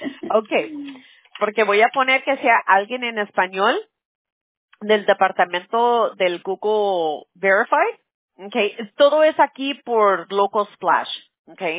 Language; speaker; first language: Spanish; early bilingual, heritage; Spanish